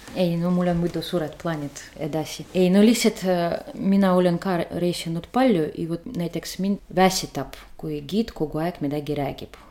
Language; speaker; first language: Estonian; non-native, fluent; Russian